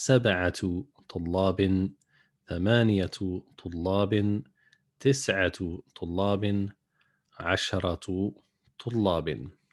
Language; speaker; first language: Arabic; non-native, fluent; English